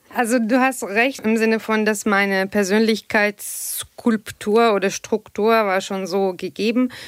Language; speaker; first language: German; non-native, fluent; Arabic